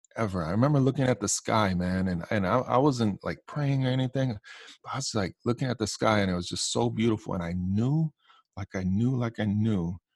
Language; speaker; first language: English; native; English